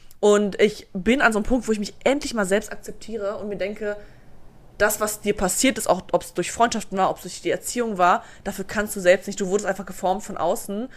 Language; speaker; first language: German; early bilingual, other home language; Bosnian